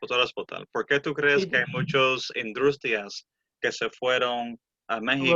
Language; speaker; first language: Spanish; early bilingual, heritage; English